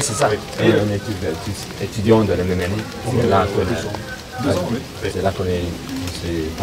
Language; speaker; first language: French; non-native, learner; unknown